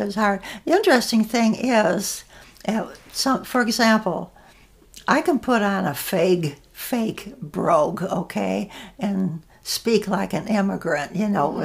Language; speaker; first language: English; non-native, fluent; Dutch